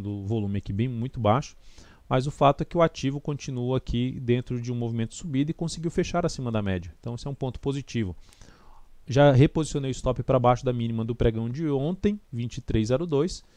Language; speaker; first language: Portuguese; native; Portuguese